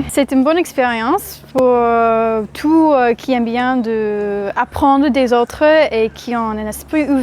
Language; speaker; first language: French; non-native, fluent; English